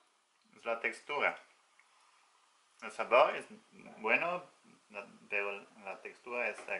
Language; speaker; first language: Spanish; non-native, learner; Norwegian